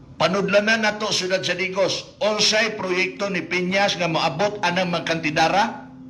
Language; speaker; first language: Cebuano; native; Cebuano